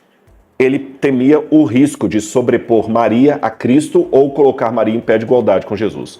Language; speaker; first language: Portuguese; native; Portuguese